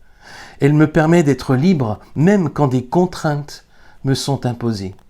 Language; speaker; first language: French; native; French